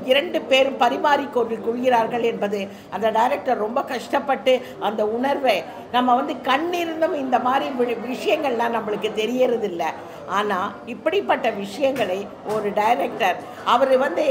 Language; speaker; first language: Tamil; native; Tamil